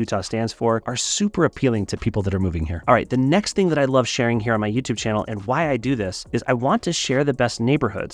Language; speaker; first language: English; native; English